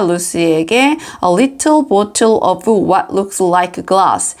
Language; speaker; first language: English; non-native, fluent; Korean